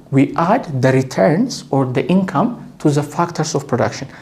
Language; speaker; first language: English; non-native, local second language; Amharic